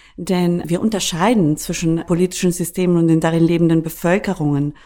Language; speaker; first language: German; non-native, fluent; Spanish